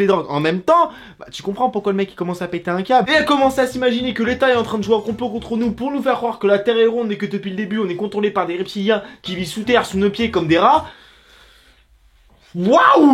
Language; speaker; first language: French; native; French